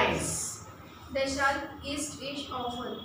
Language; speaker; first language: German; non-native, learner; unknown